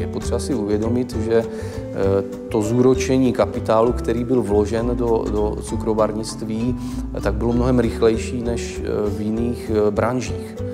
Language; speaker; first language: Czech; native; Czech